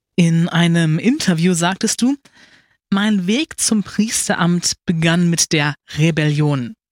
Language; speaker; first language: German; native; German